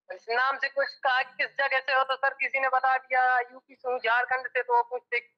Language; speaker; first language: Hindi; native; Hindi